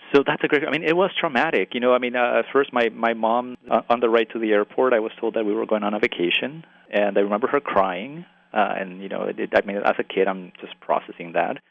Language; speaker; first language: English; early bilingual, other home language; Spanish